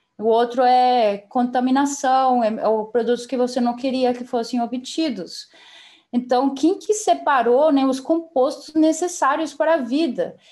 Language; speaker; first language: Portuguese; non-native, fluent; Spanish